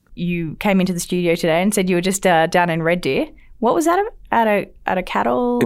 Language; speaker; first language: English; native; English